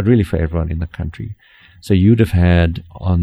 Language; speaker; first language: English; non-native, local second language; Afrikaans